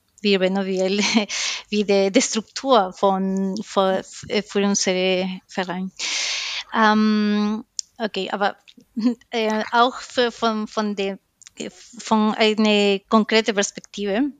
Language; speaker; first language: German; non-native, learner; Spanish